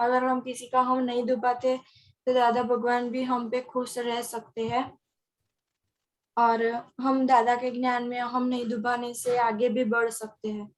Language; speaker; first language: Hindi; non-native, local second language; Gujarati